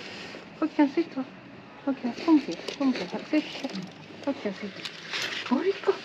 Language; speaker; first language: Dutch; non-native, learner; Japanese